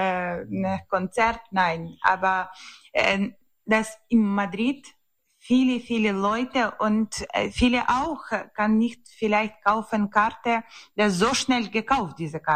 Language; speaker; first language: German; non-native, learner; Ukrainian